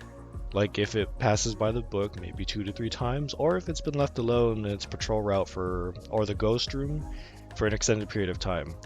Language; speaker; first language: English; native; English